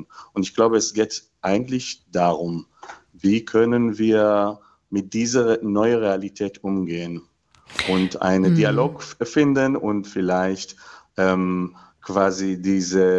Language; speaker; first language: German; non-native, fluent; Hebrew